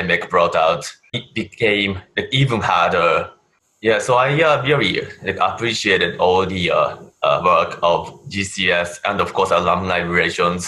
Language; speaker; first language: English; non-native, fluent; Japanese